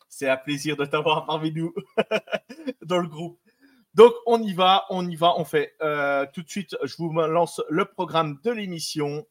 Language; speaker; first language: French; native; French